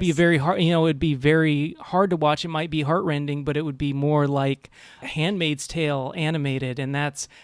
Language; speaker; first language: English; native; English